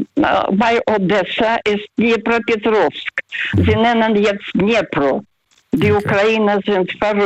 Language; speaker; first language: German; non-native, fluent; Russian